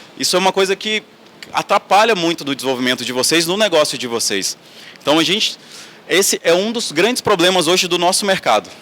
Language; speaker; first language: Portuguese; native; Portuguese